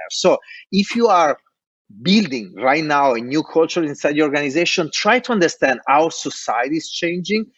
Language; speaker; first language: English; non-native, fluent; Italian